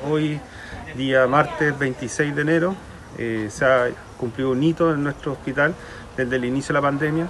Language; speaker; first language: Spanish; native; Spanish